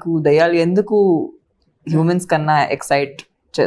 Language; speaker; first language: Telugu; non-native, local second language; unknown